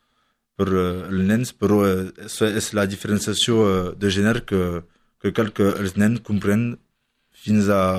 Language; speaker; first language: Catalan; non-native, learner; French